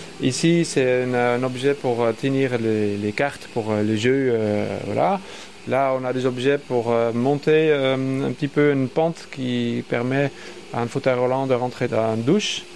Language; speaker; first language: French; non-native, fluent; Dutch